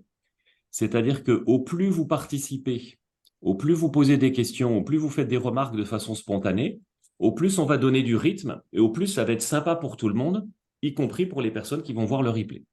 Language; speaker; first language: French; native; French